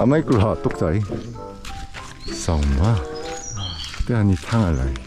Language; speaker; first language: Thai; non-native, learner; Korean